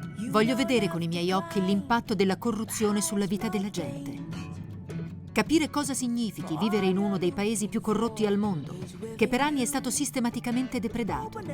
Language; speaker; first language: Italian; native; Italian